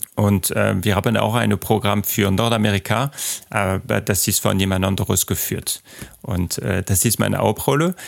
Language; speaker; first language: German; non-native, fluent; French